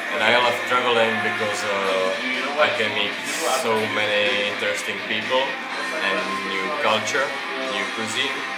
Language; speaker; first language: English; non-native, fluent; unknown